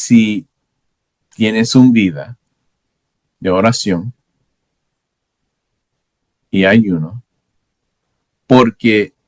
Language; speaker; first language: Spanish; non-native, learner; English